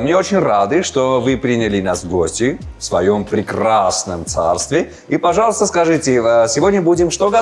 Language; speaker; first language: Russian; non-native, fluent; Armenian